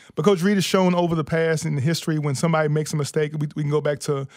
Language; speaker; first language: English; native; English